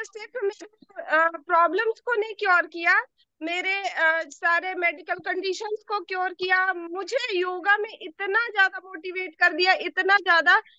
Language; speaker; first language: Hindi; native; Hindi